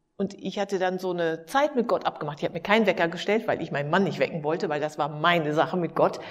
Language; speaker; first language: German; native; German